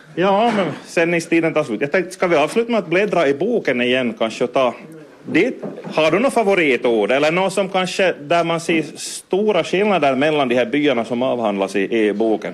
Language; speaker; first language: Swedish; native; Swedish